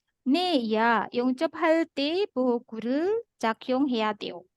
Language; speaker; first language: Korean; non-native, learner; Indonesian